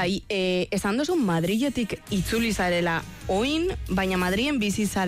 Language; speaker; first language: Basque; native; Basque